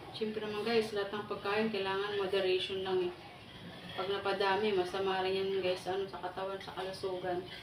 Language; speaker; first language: Filipino; non-native, local second language; Waray